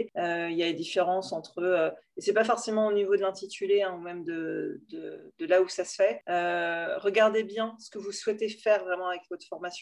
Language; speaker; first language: French; native; French